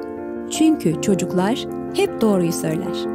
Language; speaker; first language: Turkish; native; Turkish